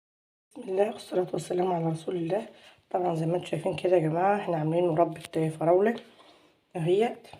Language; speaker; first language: Arabic; native; Arabic